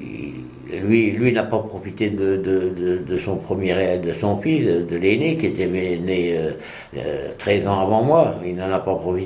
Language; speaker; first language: French; native; French